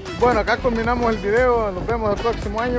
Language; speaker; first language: Spanish; native; Spanish